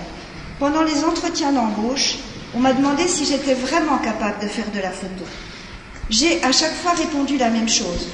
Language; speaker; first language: French; native; French